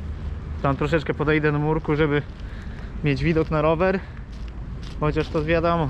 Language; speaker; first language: Polish; native; Polish